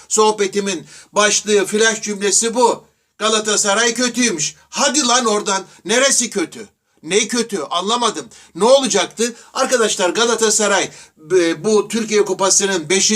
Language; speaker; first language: Turkish; native; Turkish